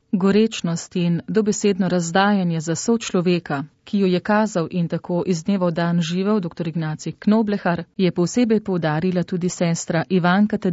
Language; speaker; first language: Slovenian; native; Slovenian